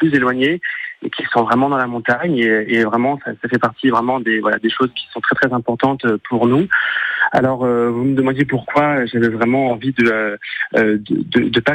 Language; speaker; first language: French; native; French